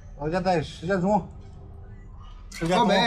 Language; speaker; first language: Chinese; native; Chinese